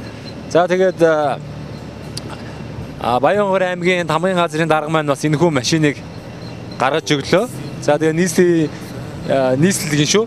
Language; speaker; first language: Mongolian; native; Mongolian